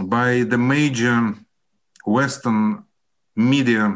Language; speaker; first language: English; non-native, fluent; Russian